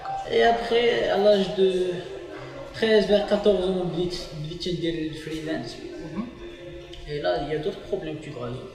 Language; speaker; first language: French; non-native, local second language; Arabic